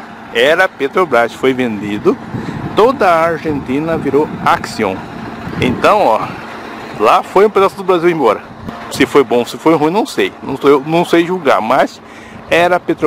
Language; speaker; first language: Portuguese; native; Portuguese